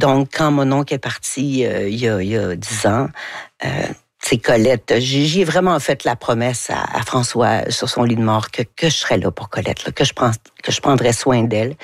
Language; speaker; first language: French; native; French